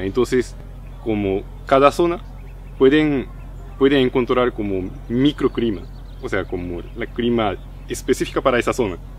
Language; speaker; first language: Spanish; non-native, fluent; Japanese